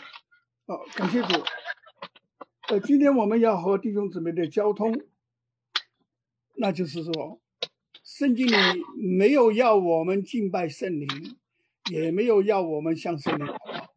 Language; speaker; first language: Chinese; native; Chinese